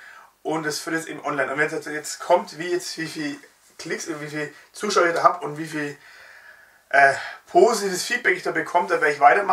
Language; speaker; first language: German; native; German